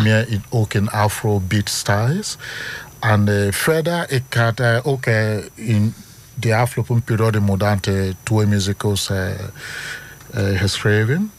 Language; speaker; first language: Dutch; non-native, fluent; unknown